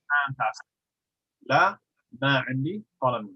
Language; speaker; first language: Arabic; non-native, fluent; English